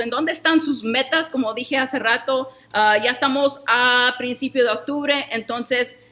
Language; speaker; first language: Spanish; early bilingual, heritage; Spanish